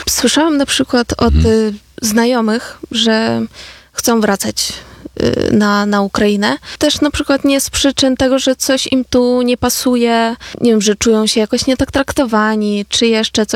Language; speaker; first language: Polish; non-native, fluent; Ukrainian